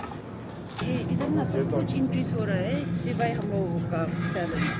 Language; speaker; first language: Hindi; non-native, learner; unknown